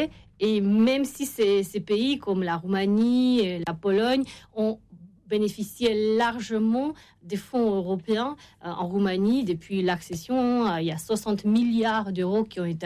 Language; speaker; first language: French; non-native, fluent; Romanian